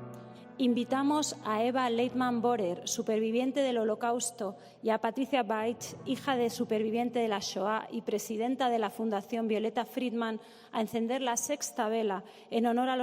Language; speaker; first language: Spanish; native; Spanish